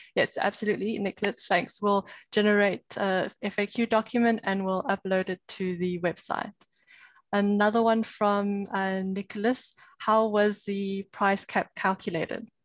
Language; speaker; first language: English; native; English